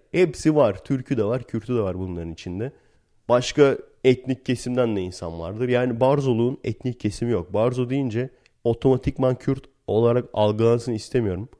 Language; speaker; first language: Turkish; native; Turkish